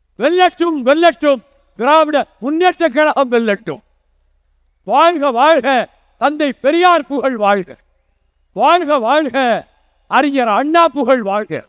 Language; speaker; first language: Tamil; native; Tamil